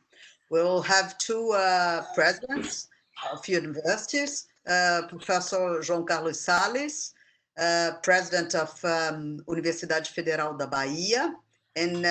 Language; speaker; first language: English; non-native, fluent; Portuguese